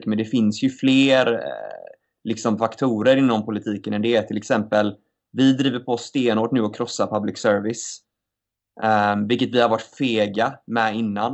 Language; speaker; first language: Swedish; native; Swedish